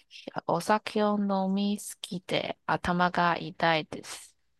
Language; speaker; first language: Japanese; non-native, learner; Chinese